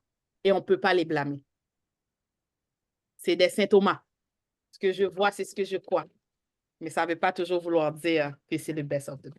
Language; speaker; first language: French; native; French